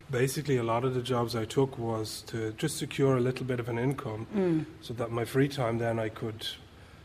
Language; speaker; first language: English; native; English